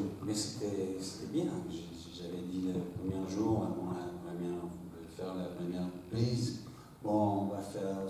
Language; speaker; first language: French; non-native, fluent; English